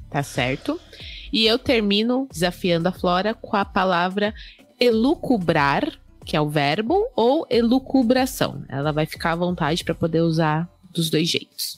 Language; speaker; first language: Portuguese; native; Portuguese